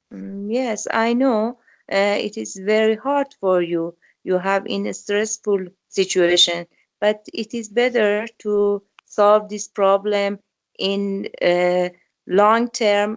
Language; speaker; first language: English; non-native, learner; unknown